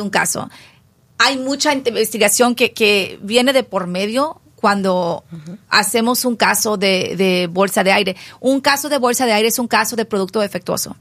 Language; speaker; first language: Spanish; early bilingual, heritage; Spanish